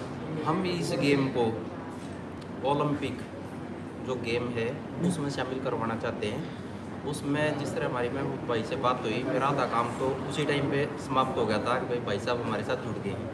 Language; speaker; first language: Hindi; native; Hindi